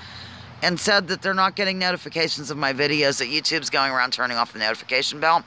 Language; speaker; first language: English; native; English